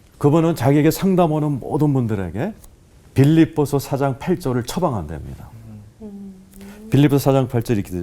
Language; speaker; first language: Korean; native; Korean